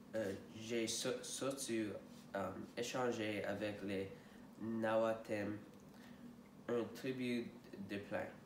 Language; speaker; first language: French; non-native, learner; English